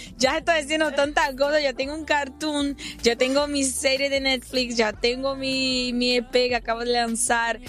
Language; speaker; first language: Spanish; non-native, fluent; Portuguese